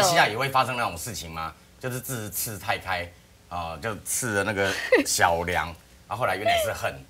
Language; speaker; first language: Chinese; native; Chinese